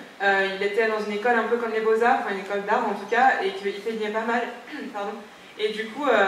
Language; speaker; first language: French; native; French